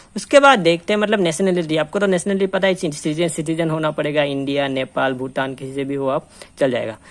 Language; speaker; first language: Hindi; non-native, local second language; Assamese